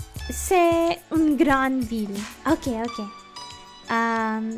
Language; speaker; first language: French; non-native, learner; Spanish